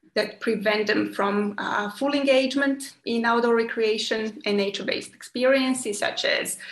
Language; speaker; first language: English; non-native, fluent; Serbian